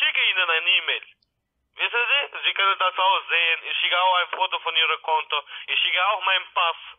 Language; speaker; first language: German; non-native, learner; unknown